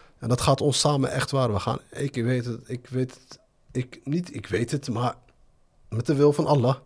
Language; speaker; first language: Dutch; early bilingual, other home language; Arabic